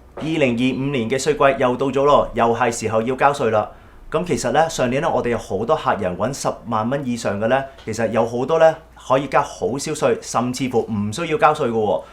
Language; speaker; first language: Cantonese; early bilingual, heritage; Cantonese